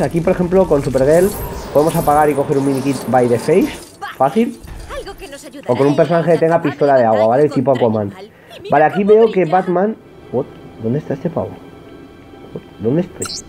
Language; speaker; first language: Spanish; native; Spanish